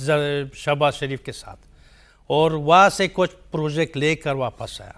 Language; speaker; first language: Hindi; non-native, fluent; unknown